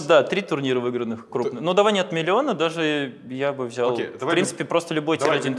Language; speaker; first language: Russian; native; Russian